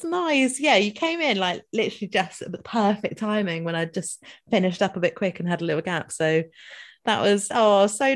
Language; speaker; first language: English; non-native, local second language; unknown